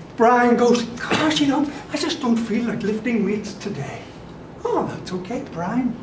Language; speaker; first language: English; native; English